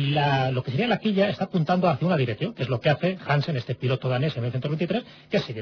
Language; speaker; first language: Spanish; native; Spanish